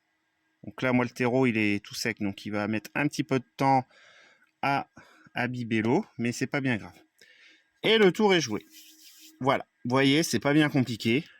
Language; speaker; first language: French; native; French